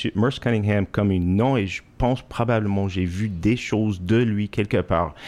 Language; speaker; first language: French; non-native, learner; English